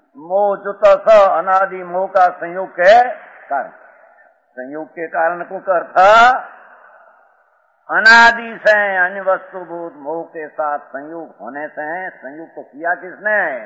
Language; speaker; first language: Hindi; non-native, local second language; Gujarati